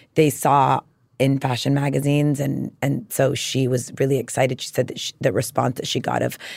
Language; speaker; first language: English; native; English